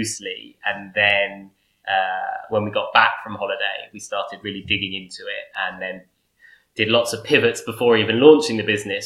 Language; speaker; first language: English; native; English